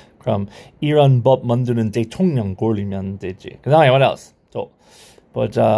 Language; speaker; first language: Korean; non-native, learner; English